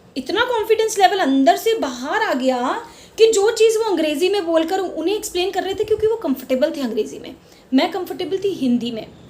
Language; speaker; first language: Hindi; non-native, local second language; Marwari